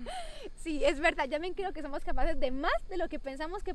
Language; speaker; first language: Spanish; native; Spanish